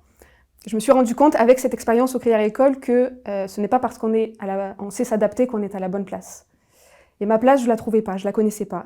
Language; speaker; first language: French; native; French